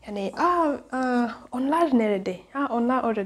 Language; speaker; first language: Turkish; non-native, fluent; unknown